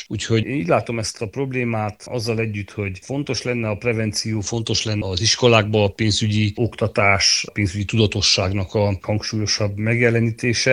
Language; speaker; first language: Hungarian; native; Hungarian